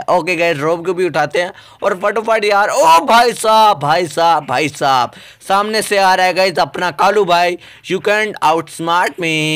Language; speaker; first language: Hindi; native; Hindi